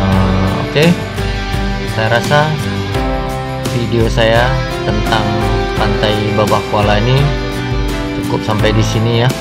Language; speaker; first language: Indonesian; native; Indonesian